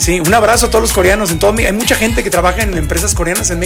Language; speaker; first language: Spanish; native; Spanish